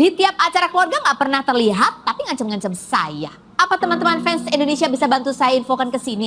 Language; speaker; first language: Indonesian; native; Indonesian